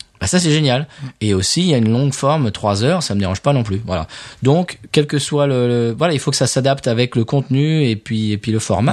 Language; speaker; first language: French; native; French